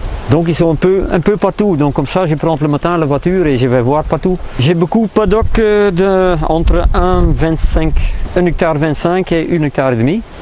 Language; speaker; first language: French; non-native, fluent; Dutch